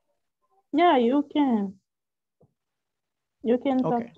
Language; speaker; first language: English; non-native, learner; Haitian Creole